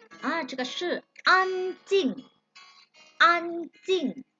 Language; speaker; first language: Chinese; non-native, fluent; Thai